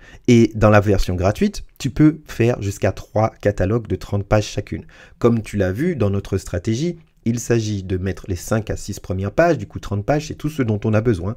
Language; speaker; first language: French; native; French